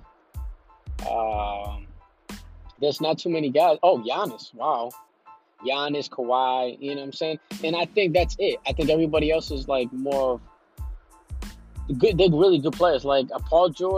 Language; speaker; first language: English; native; English